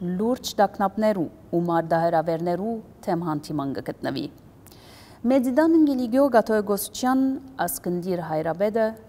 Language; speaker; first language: Armenian; early bilingual, heritage; Armenian